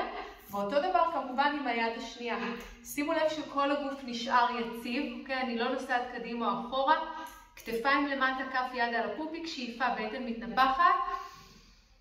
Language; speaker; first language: Hebrew; native; Hebrew